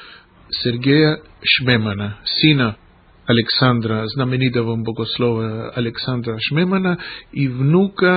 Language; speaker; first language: Russian; non-native, fluent; Greek